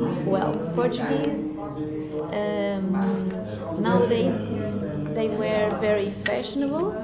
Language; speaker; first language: English; non-native, learner; Portuguese